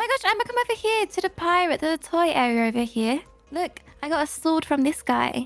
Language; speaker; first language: English; native; English